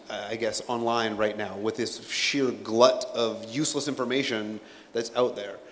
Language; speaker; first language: English; native; English